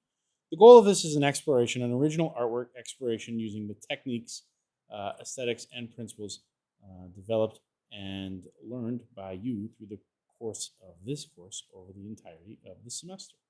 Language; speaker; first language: English; native; English